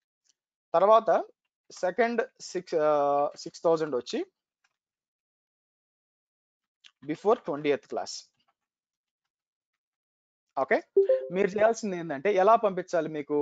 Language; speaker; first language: Telugu; native; Telugu